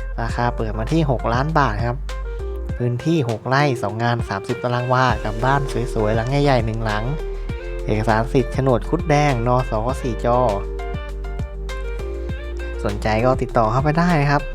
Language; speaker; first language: Thai; native; Thai